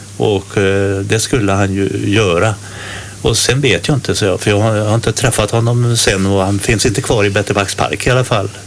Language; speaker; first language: Swedish; native; Swedish